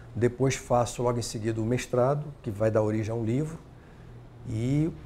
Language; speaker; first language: Portuguese; native; Portuguese